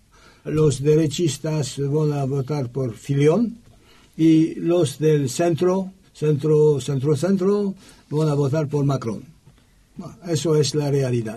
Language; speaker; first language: Spanish; non-native, learner; French